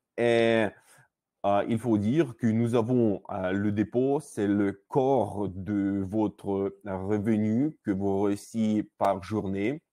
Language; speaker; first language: French; non-native, learner; Russian